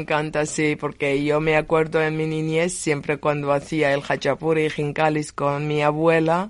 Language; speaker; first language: Spanish; non-native, learner; Georgian